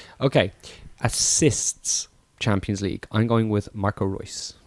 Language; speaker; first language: English; native; English